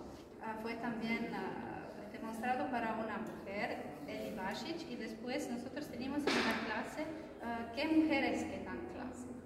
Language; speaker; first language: Spanish; non-native, fluent; Croatian